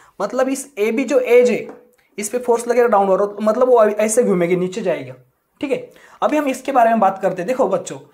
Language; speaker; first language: Hindi; non-native, local second language; Marathi